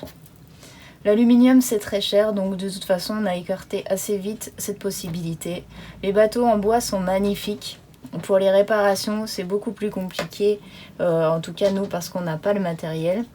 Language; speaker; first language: French; native; French